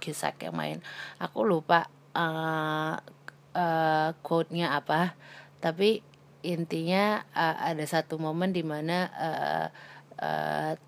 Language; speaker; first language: Indonesian; native; Indonesian